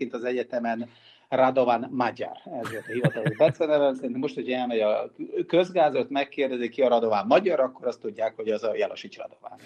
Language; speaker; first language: Hungarian; non-native, local second language; Serbian